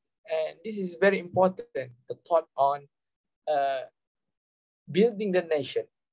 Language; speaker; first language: English; non-native, local second language; Malay